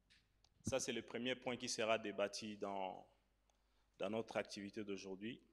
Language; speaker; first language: French; non-native, local second language; Swahili